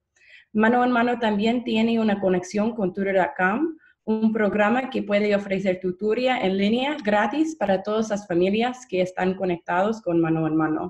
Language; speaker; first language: Spanish; non-native, fluent; English